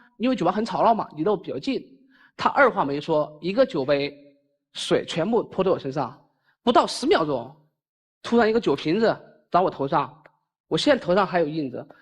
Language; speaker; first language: Chinese; native; Chinese